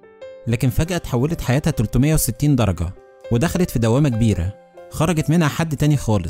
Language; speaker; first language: Arabic; native; Arabic